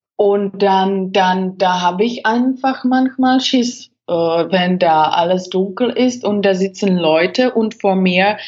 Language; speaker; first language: German; non-native, fluent; Czech